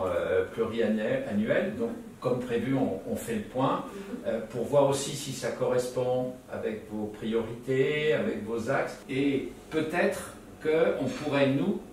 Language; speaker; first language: French; native; French